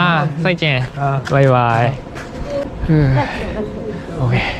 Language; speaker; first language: Chinese; non-native, learner; Japanese